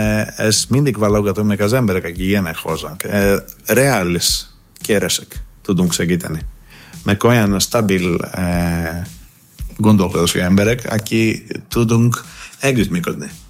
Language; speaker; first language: Hungarian; non-native, learner; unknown